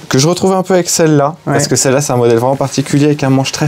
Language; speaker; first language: French; native; French